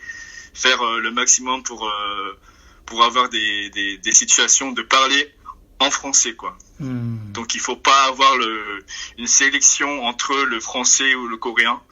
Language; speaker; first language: French; early bilingual, other home language; Korean